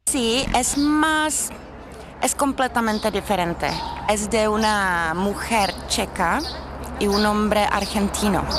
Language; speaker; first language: Spanish; non-native, fluent; Czech